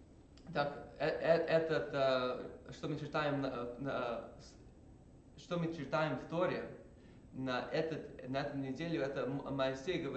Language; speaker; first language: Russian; early bilingual, heritage; English